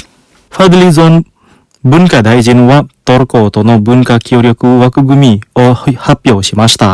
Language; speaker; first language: Japanese; non-native, fluent; Indonesian